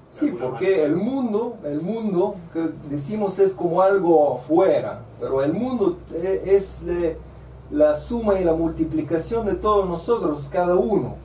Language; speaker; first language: Spanish; non-native, fluent; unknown